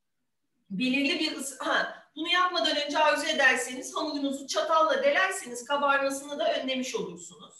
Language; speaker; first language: Turkish; native; Turkish